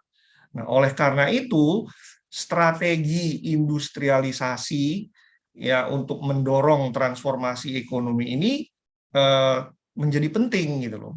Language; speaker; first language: Indonesian; native; Indonesian